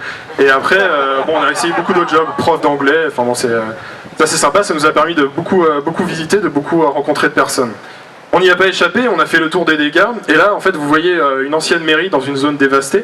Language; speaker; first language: French; native; French